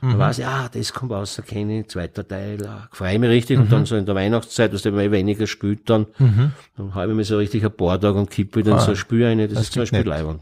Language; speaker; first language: German; native; German